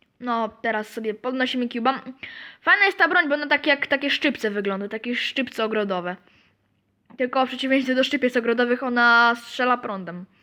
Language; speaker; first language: Polish; native; Polish